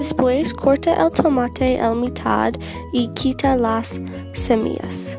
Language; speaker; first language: Spanish; non-native, learner; English